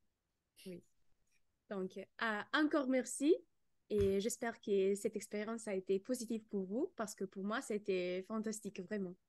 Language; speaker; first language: French; non-native, fluent; Italian